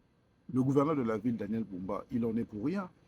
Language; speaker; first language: French; non-native, local second language; Lingala